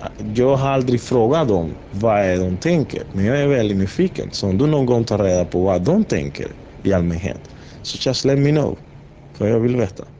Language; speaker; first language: Swedish; native; Swedish